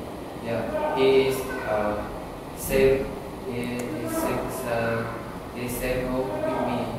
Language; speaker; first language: English; non-native, learner; Vietnamese